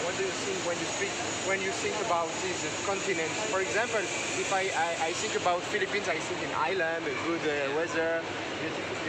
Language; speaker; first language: English; non-native, learner; French